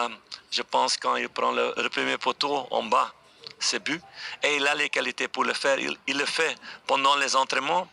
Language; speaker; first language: French; non-native, fluent; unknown